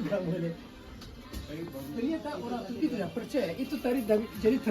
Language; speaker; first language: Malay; non-native, fluent; Turkish